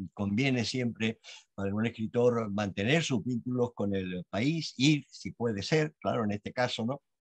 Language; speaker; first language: Spanish; native; Spanish